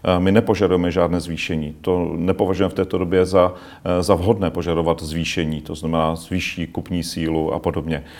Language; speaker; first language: Czech; native; Czech